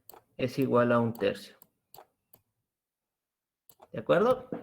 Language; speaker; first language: Spanish; native; Spanish